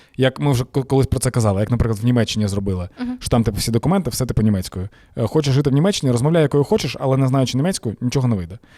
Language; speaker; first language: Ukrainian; non-native, local second language; Russian